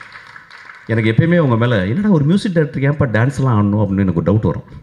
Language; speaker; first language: Tamil; native; Tamil